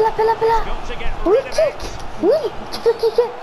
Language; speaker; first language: French; native; French